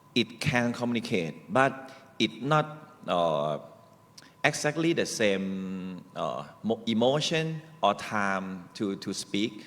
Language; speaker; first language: English; non-native, learner; Thai